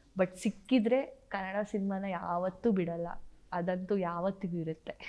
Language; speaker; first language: Kannada; non-native, local second language; Tulu